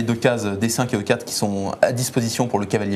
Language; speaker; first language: French; native; French